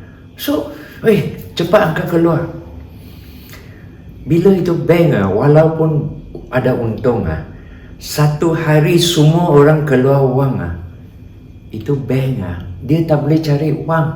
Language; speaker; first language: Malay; non-native, local second language; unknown